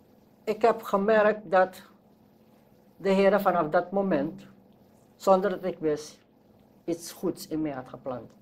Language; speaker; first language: Dutch; non-native, local second language; Sranan Tongo